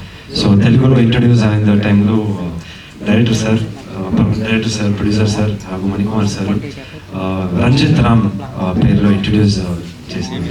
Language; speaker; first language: Telugu; non-native, local second language; Kannada